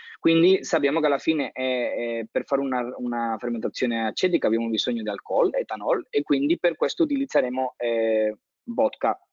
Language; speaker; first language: Italian; non-native, fluent; Spanish